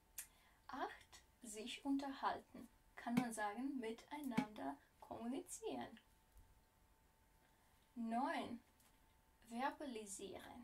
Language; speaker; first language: German; non-native, fluent; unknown